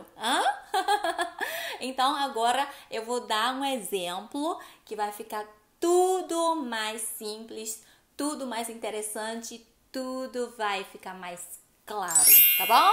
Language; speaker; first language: Portuguese; non-native, fluent; Chinese